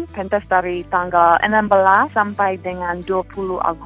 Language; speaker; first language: Indonesian; non-native, fluent; English